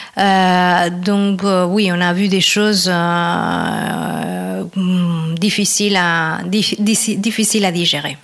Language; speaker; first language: French; non-native, fluent; Spanish